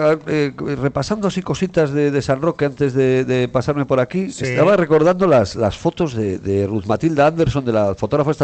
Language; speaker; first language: Spanish; native; Spanish